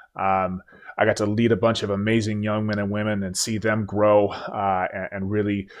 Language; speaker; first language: English; native; English